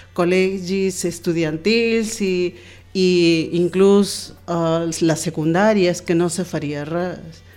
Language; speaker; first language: Catalan; non-native, fluent; Spanish